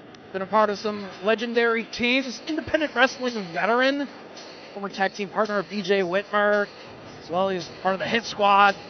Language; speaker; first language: English; native; English